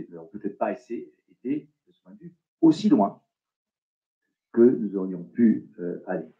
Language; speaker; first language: French; native; French